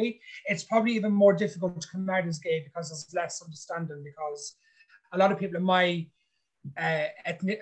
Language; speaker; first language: English; native; English